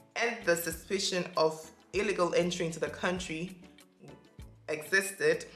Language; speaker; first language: English; non-native, local second language; Akan